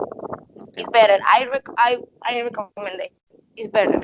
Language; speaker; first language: English; non-native, learner; Spanish